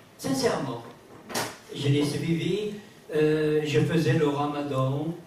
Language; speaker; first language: French; non-native, local second language; Kabyle